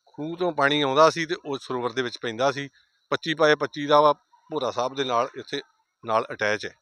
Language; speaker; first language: Punjabi; native; Punjabi